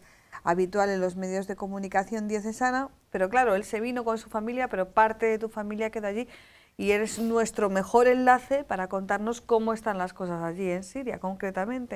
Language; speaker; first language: Spanish; native; Spanish